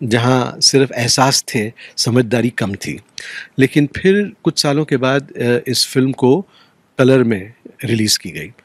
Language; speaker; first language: Hindi; native; Hindi